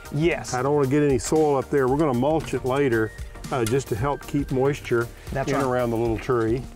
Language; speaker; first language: English; native; English